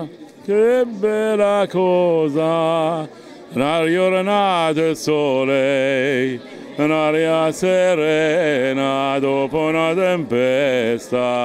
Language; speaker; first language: Italian; non-native, learner; Spanish